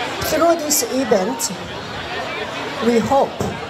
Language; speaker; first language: English; non-native, fluent; Korean